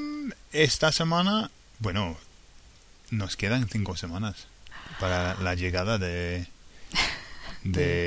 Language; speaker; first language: Spanish; non-native, fluent; English